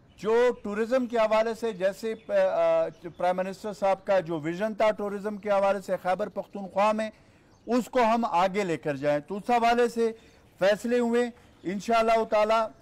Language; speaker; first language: Urdu; non-native, local second language; Pashto